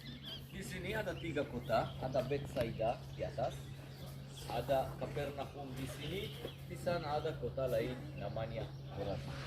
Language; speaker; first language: Indonesian; non-native, fluent; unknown